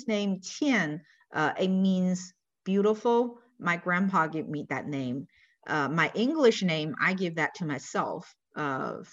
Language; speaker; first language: English; non-native, fluent; Chinese